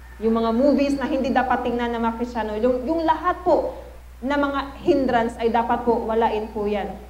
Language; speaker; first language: Filipino; non-native, local second language; Cebuano